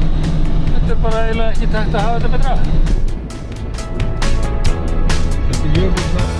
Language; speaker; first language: Icelandic; native; Icelandic